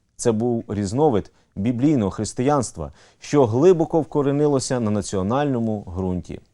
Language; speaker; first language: Ukrainian; native; Ukrainian